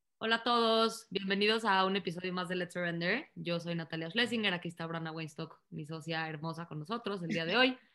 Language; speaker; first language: Spanish; native; Spanish